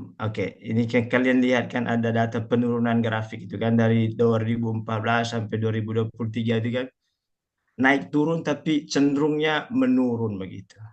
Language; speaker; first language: Indonesian; non-native, local second language; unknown